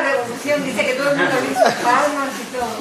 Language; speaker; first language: Spanish; native; Spanish